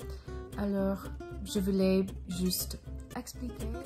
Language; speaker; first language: French; non-native, learner; English